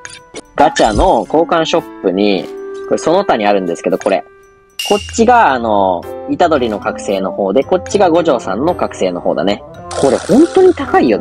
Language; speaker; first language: Japanese; native; Japanese